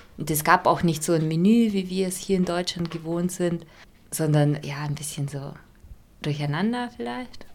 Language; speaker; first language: German; non-native, fluent; Russian